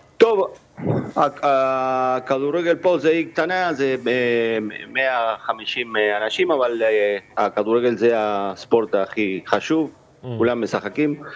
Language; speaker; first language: Hebrew; non-native, fluent; Spanish